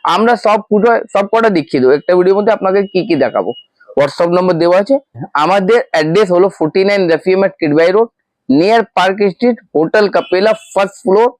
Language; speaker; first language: Bangla; non-native, local second language; Hindi